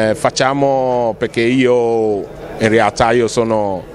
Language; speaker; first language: Italian; non-native, fluent; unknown